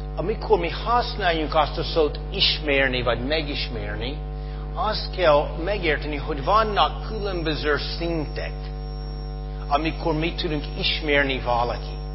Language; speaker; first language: Hungarian; non-native, fluent; English